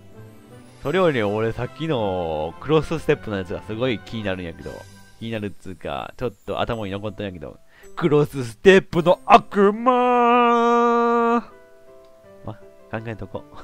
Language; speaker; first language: Japanese; native; Japanese